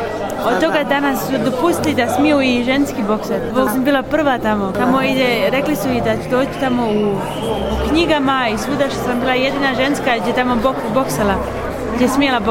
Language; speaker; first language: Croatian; early bilingual, heritage; Bosnian